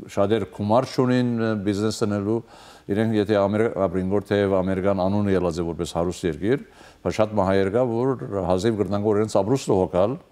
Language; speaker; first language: Armenian; early bilingual, heritage; Armenian